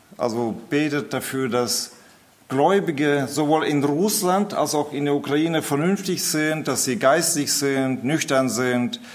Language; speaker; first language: German; early bilingual, heritage; German